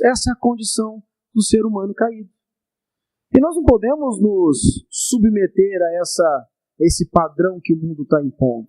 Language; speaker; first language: Portuguese; native; Portuguese